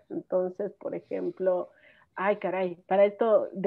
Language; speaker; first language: Spanish; native; Spanish